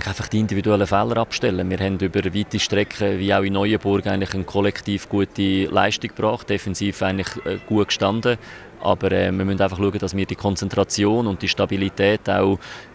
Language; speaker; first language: German; native; German